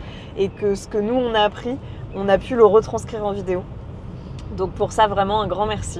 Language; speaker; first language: French; native; French